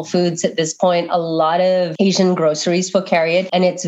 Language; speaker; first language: English; non-native, local second language; Filipino